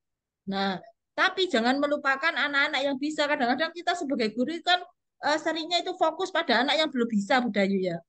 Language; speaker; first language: Indonesian; native; Indonesian